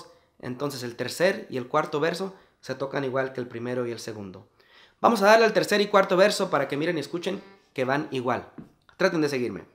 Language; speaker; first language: Spanish; native; Spanish